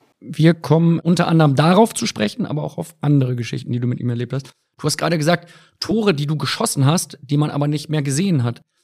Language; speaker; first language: German; native; German